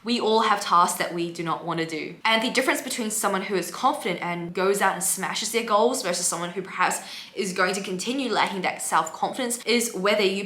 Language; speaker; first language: English; native; English